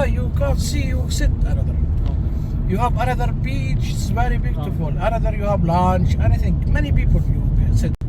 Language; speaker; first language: English; non-native, learner; Arabic